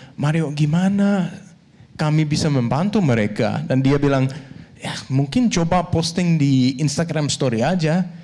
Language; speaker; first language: Indonesian; non-native, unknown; Danish